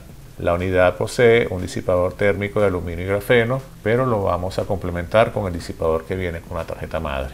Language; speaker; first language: Spanish; native; Spanish